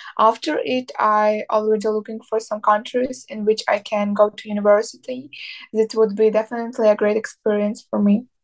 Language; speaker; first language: English; non-native, learner; Ukrainian